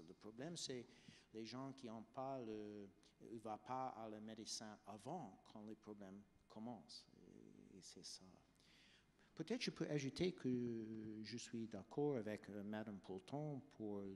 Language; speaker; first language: French; non-native, fluent; English